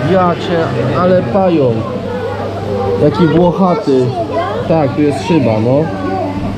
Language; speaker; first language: Polish; native; Polish